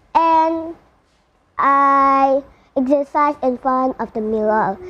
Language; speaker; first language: English; non-native, learner; Indonesian